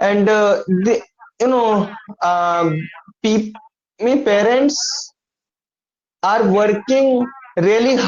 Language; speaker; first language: English; non-native, learner; Hindi